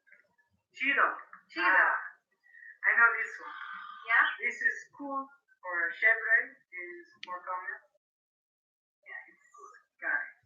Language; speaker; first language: English; non-native, learner; Spanish